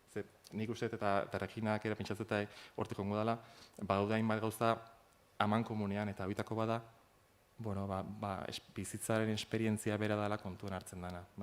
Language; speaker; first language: Basque; native; Basque